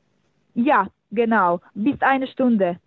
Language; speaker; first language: German; non-native, learner; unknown